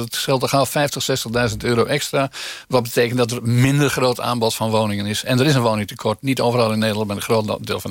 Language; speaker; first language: Dutch; native; Dutch